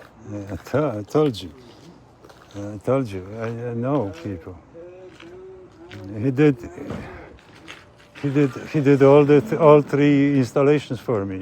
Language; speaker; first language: English; non-native, fluent; Polish